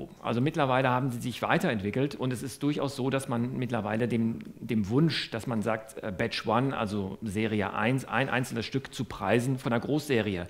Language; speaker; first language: German; native; German